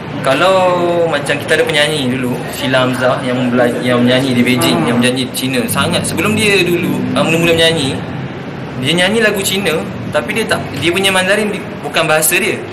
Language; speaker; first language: Malay; native; Malay